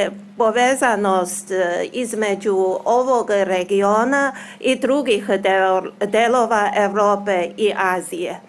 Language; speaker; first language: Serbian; non-native, learner; Chinese